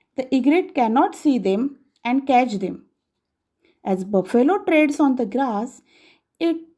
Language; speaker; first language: English; non-native, local second language; Marathi